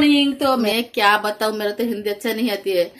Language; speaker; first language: Hindi; non-native, learner; Bangla